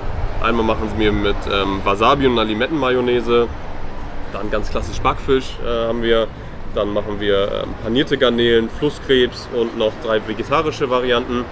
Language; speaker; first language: German; native; German